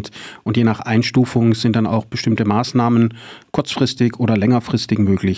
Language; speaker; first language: German; native; German